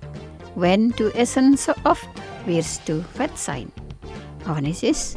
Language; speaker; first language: German; non-native, fluent; Indonesian